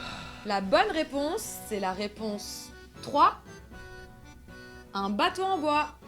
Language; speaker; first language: French; native; French